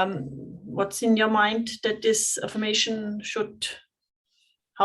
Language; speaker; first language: English; non-native, fluent; German